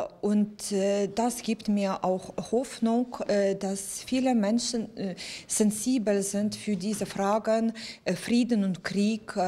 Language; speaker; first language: German; non-native, fluent; Ukrainian